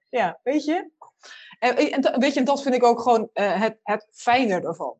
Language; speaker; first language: Dutch; native; Dutch